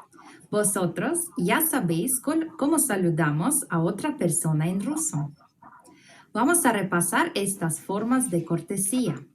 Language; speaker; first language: Spanish; non-native, fluent; Russian